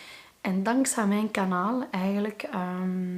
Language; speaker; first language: Dutch; non-native, local second language; Arabic